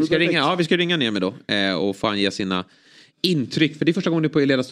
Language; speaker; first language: Swedish; native; Swedish